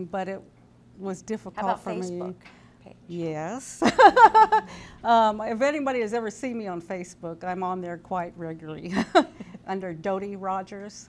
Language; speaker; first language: English; native; English